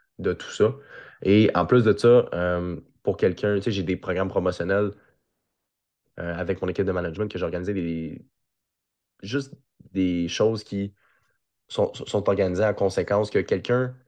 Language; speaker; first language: French; native; French